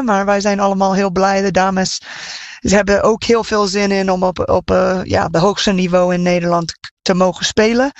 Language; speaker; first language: Dutch; non-native, fluent; English